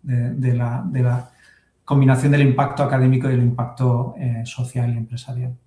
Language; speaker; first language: Spanish; native; Spanish